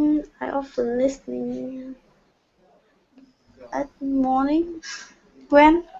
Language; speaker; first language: English; non-native, learner; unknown